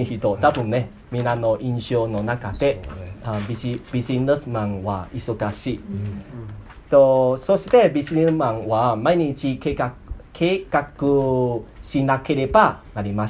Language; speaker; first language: Japanese; non-native, learner; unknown